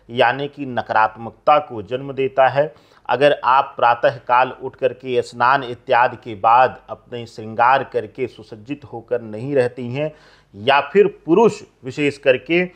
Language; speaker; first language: Hindi; native; Hindi